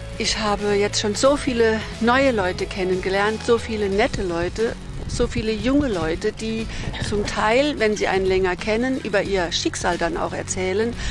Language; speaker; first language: German; native; German